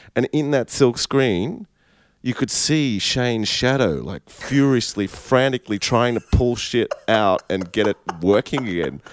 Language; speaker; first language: English; native; English